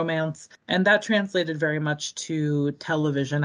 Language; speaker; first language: English; native; English